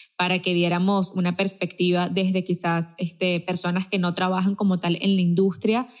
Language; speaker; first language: Spanish; native; Spanish